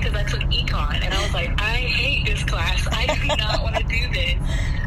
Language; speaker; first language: English; native; English